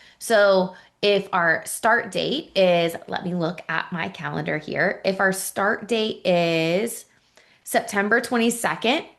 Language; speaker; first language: English; native; English